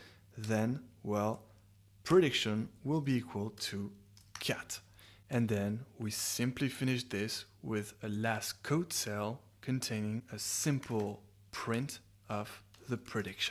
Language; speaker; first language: English; non-native, fluent; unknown